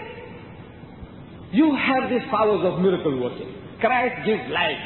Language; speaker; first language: English; early bilingual, other home language; Gujarati